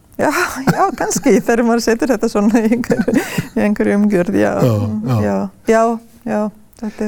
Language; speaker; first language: Icelandic; non-native, fluent; Serbian